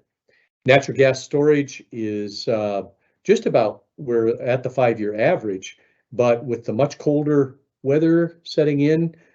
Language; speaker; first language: English; native; English